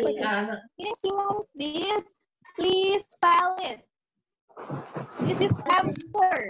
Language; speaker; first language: English; non-native, learner; Indonesian